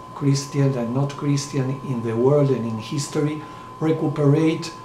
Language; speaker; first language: English; non-native, fluent; Spanish